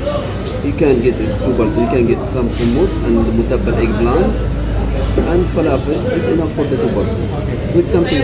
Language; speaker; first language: English; non-native, learner; Arabic